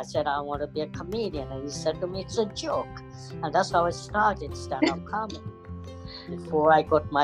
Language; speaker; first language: English; non-native, local second language; Punjabi